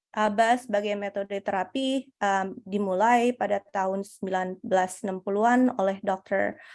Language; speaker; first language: Indonesian; early bilingual, heritage; Indonesian